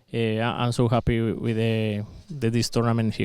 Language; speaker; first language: English; non-native, learner; Spanish